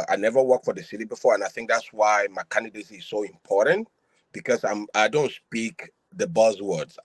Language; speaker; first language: English; non-native, local second language; Yoruba